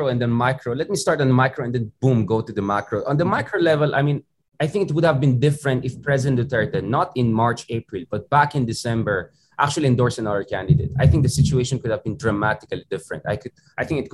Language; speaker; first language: English; non-native, local second language; Filipino